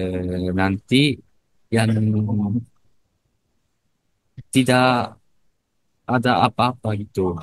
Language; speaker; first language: Indonesian; non-native, learner; Japanese